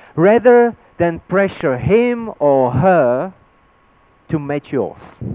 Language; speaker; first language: English; non-native, fluent; Czech